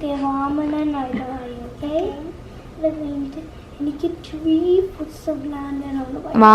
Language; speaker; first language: Malayalam; early bilingual, heritage; Malayalam